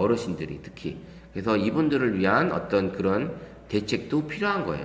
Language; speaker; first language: Korean; native; Korean